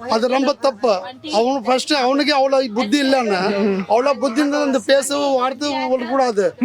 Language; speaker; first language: Tamil; non-native, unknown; Hindi